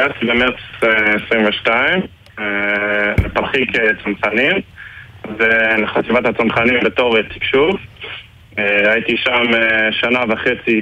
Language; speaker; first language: Hebrew; non-native, fluent; English